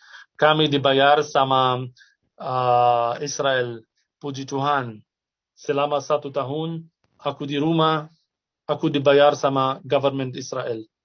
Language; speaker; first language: Indonesian; non-native, fluent; Arabic